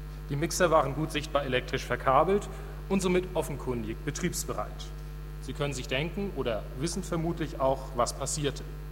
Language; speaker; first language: German; native; German